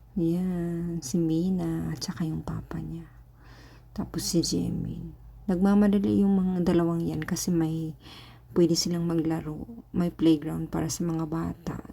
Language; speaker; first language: Filipino; native; Filipino